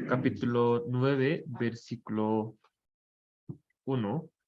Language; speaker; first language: Spanish; non-native, fluent; Korean